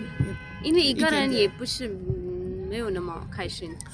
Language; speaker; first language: Chinese; non-native, learner; Urdu